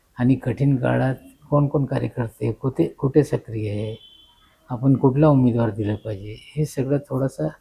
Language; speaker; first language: Marathi; non-native, local second language; Urdu